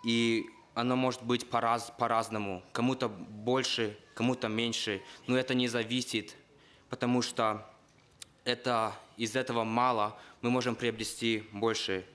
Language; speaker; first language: Russian; early bilingual, heritage; Russian